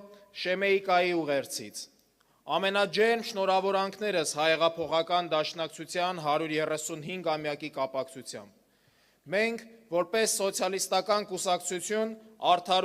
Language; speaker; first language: Armenian; native; Armenian